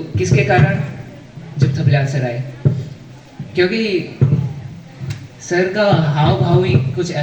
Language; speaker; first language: Hindi; native; Hindi